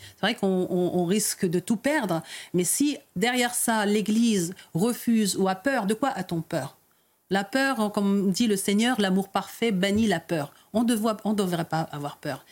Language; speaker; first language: French; early bilingual, other home language; Arabic